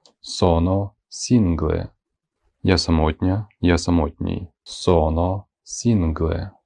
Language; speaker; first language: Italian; non-native, fluent; Ukrainian